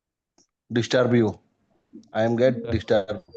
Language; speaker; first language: English; non-native, learner; Hindi